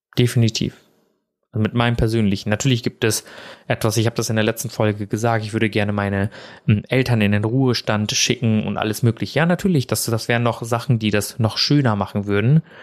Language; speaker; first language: German; early bilingual, other home language; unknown